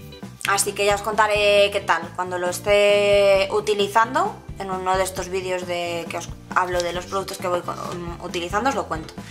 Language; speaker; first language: Spanish; native; Spanish